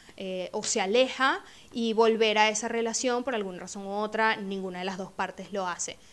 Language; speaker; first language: Spanish; native; Spanish